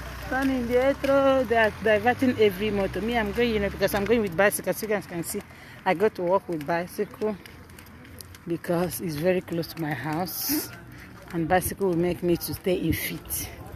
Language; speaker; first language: English; non-native, local second language; Igbo